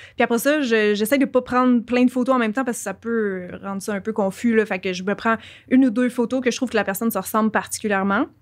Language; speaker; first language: French; native; French